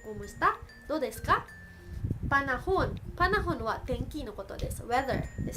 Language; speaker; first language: Japanese; early bilingual, other home language; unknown